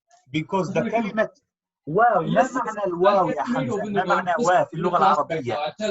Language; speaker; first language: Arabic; non-native, fluent; English